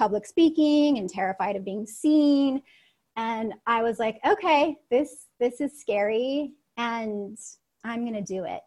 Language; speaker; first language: English; early bilingual, other home language; Russian